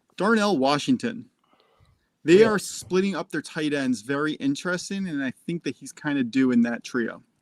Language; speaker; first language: English; native; English